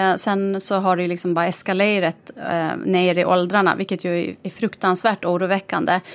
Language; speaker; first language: Swedish; native; Swedish